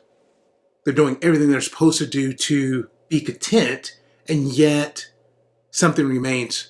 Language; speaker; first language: English; native; English